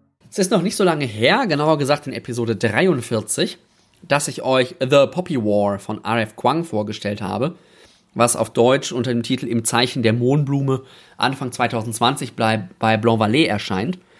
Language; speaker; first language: German; native; German